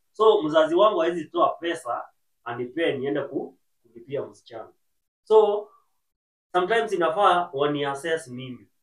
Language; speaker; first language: Swahili; native; Swahili